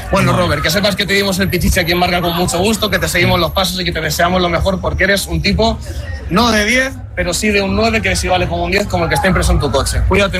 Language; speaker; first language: Spanish; native; Spanish